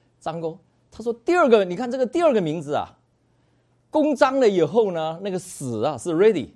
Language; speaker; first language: Chinese; native; Chinese